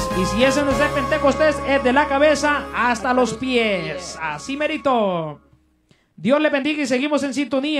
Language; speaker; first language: Spanish; native; Spanish